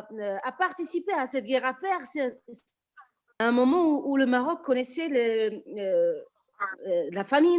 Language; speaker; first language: French; non-native, local second language; Arabic